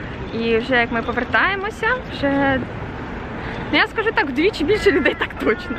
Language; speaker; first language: Ukrainian; native; Ukrainian